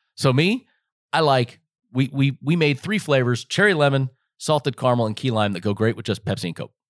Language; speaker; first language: English; native; English